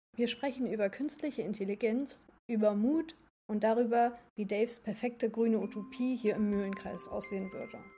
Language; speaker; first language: German; native; German